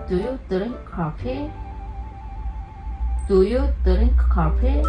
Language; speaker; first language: English; non-native, learner; Korean